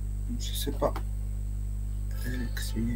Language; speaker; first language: French; non-native, local second language; Arabic